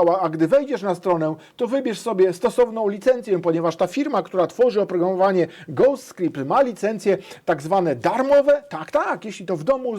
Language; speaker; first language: Polish; native; Polish